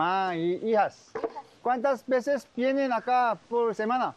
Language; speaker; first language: Spanish; non-native, fluent; Korean